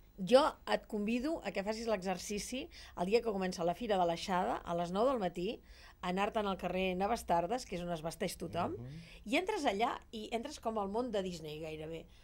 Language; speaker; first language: Catalan; native; Catalan